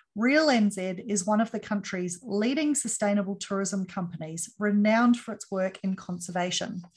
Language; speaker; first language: English; native; English